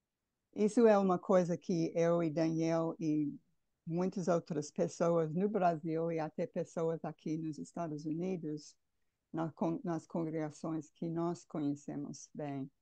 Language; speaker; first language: Portuguese; non-native, fluent; English